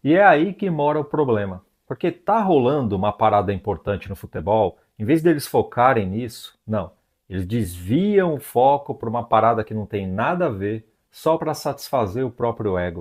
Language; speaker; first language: Portuguese; native; Portuguese